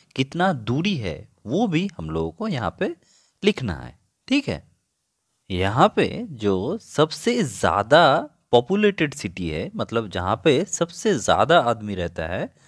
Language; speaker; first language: Hindi; non-native, local second language; Bangla